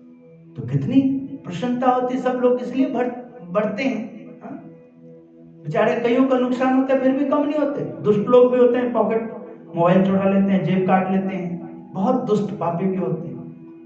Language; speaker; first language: Hindi; native; Hindi